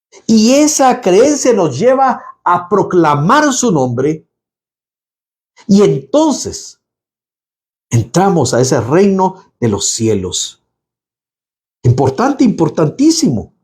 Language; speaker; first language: Spanish; native; Spanish